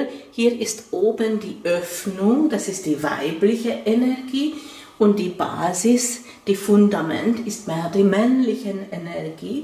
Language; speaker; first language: German; non-native, fluent; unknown